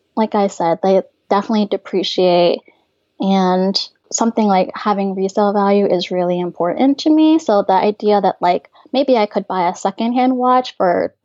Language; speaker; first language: English; native; English